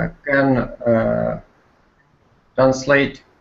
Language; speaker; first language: English; non-native, learner; Russian